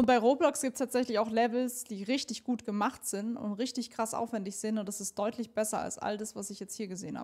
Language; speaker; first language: German; native; German